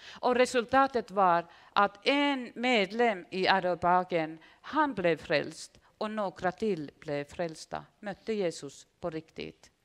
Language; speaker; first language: Swedish; non-native, fluent; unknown